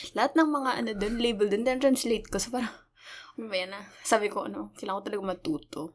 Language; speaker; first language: Filipino; native; Filipino